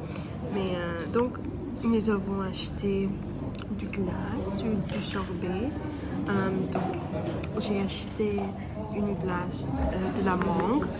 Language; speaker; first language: French; non-native, learner; English